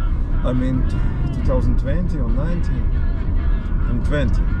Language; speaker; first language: English; non-native, learner; German